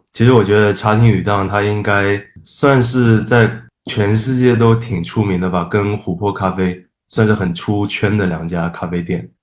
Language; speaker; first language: Chinese; non-native, fluent; Japanese